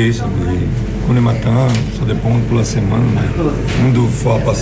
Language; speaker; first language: French; non-native, learner; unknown